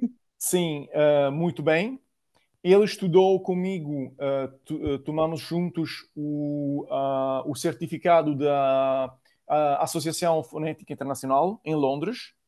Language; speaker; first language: Portuguese; non-native, fluent; Italian